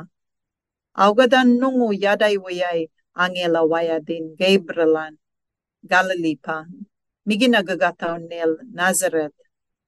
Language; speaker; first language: English; non-native, local second language; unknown